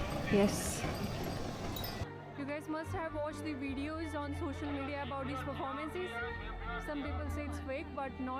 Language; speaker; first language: English; non-native, local second language; Hindi